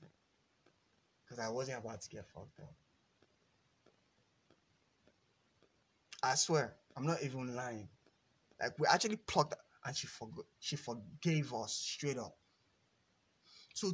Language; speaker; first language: English; non-native, local second language; Yoruba